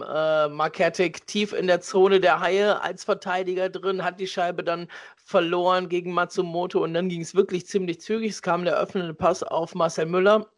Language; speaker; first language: German; native; German